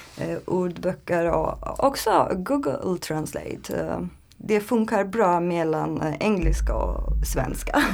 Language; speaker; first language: Swedish; non-native, learner; Turkish